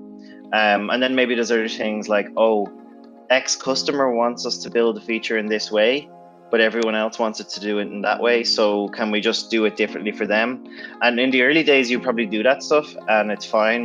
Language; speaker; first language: English; native; English